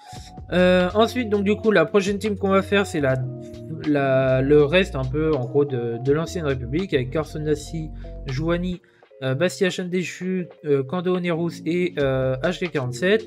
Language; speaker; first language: French; native; French